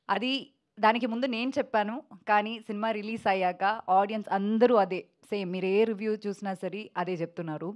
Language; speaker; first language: Telugu; non-native, local second language; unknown